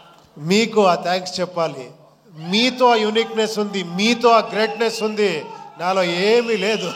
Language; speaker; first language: Telugu; non-native, fluent; Kannada